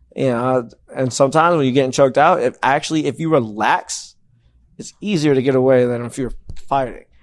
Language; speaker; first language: English; native; English